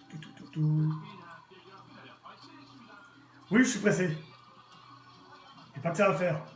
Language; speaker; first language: French; native; French